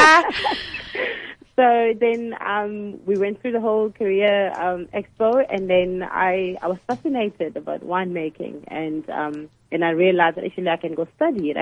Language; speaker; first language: English; non-native, local second language; Zulu